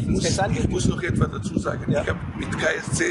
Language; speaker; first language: German; non-native, fluent; Croatian